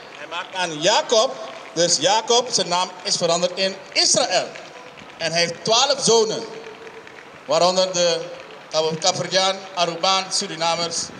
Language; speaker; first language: Dutch; non-native, local second language; Papiamento